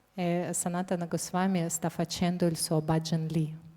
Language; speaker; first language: Italian; non-native, fluent; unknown